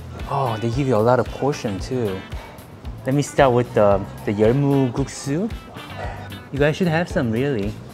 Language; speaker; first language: English; non-native, fluent; Korean